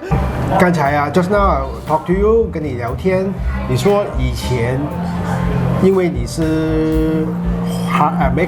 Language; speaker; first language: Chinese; non-native, local second language; Cantonese